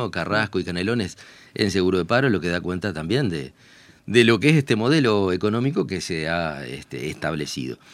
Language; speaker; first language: Spanish; native; Spanish